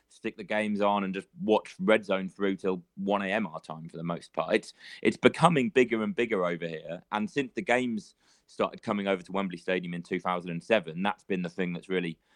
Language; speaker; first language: English; native; English